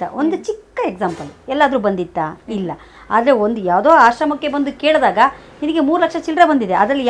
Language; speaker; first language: Kannada; native; Kannada